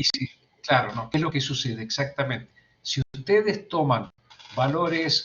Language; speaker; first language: Spanish; native; Spanish